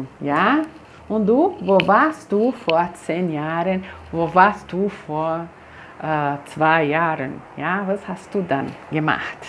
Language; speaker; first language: German; non-native, fluent; Portuguese